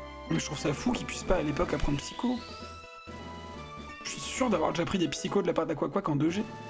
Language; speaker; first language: French; native; French